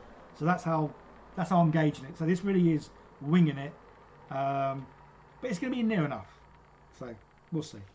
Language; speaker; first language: English; native; English